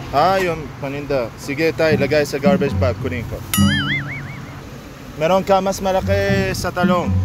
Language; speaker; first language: Filipino; non-native, learner; Arabic